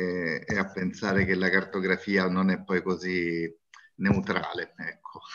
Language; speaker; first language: Italian; native; Italian